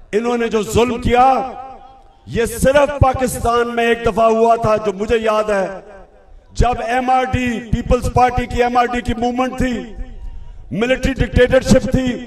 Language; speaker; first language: Urdu; native; Urdu